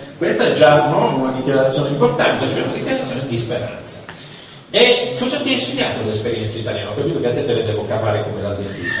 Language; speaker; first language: Italian; native; Italian